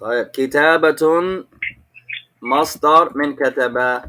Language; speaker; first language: Arabic; non-native, fluent; English